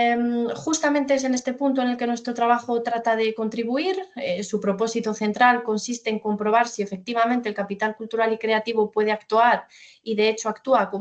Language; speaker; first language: Spanish; native; Spanish